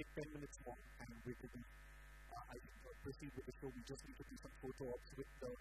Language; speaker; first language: English; non-native, local second language; Marathi